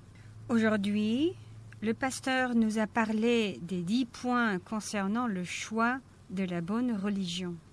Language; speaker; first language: French; non-native, fluent; Korean